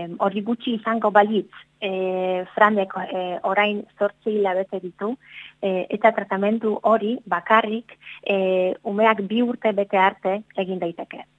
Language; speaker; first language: Basque; non-native, learner; Polish